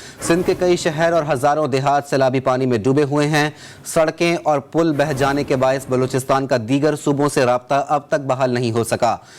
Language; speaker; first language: Urdu; native; Urdu